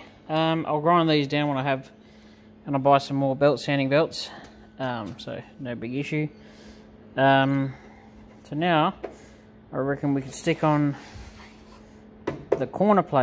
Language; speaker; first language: English; native; English